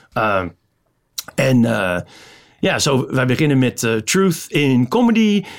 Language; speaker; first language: Dutch; non-native, fluent; English